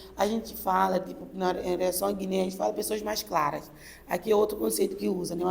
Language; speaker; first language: Portuguese; non-native, local second language; Upper Guinea Crioulo